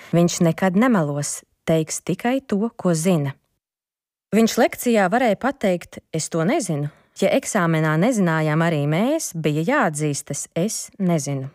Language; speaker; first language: Latvian; non-native, local second language; Ukrainian